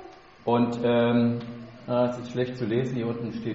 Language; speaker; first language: German; native; German